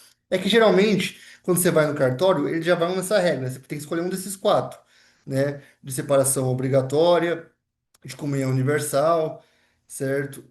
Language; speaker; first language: Portuguese; native; Portuguese